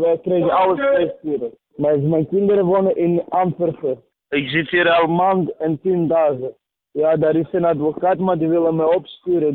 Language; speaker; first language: Dutch; early bilingual, other home language; Serbian